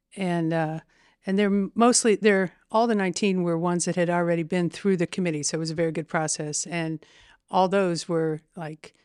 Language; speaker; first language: English; native; English